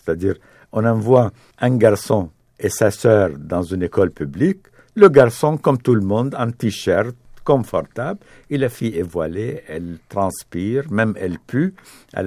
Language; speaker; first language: French; non-native, fluent; Arabic